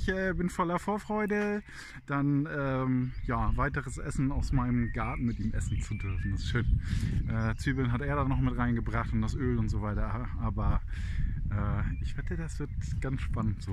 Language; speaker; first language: German; native; German